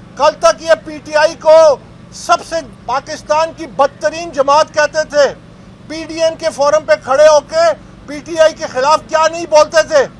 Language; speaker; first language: Urdu; non-native, local second language; Pashto